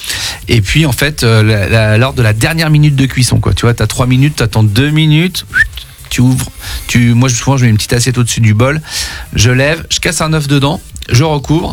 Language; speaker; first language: French; native; French